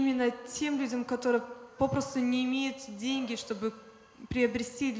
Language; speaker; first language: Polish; non-native, learner; Russian